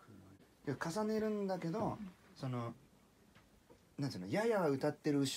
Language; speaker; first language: Japanese; native; Japanese